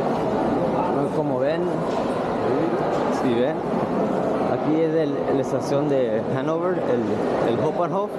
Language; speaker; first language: Spanish; early bilingual, heritage; Spanish